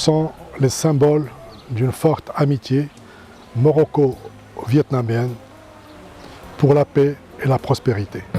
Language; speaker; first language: French; non-native, local second language; Arabic